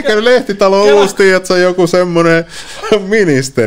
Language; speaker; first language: Finnish; native; Finnish